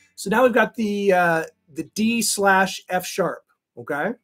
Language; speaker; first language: English; native; English